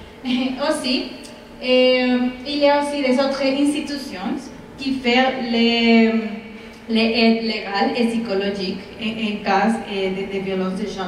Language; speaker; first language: French; non-native, fluent; Spanish